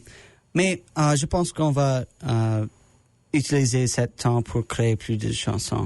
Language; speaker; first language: French; non-native, learner; English